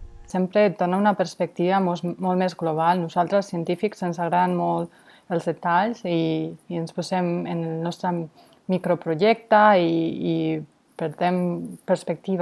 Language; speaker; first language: Catalan; non-native, fluent; Spanish